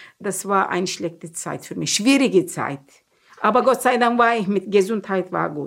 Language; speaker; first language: German; non-native, learner; Turkish